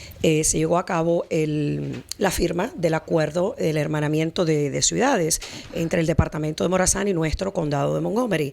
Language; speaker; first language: Spanish; native; Spanish